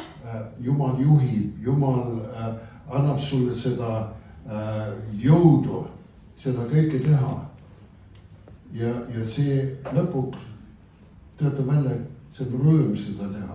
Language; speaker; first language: Estonian; early bilingual, heritage; Estonian